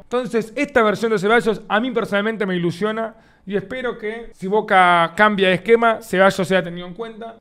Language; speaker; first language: Spanish; native; Spanish